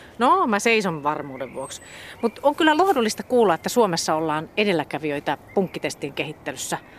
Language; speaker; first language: Finnish; native; Finnish